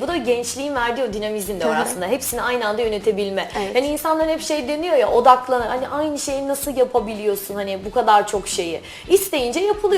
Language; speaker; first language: Turkish; native; Turkish